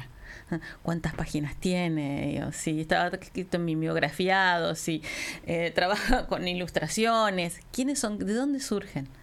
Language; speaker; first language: Spanish; native; Spanish